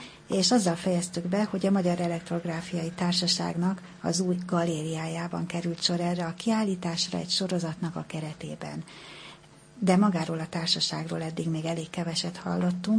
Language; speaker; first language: Hungarian; native; Hungarian